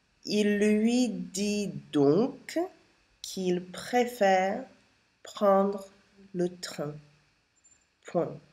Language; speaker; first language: French; non-native, fluent; English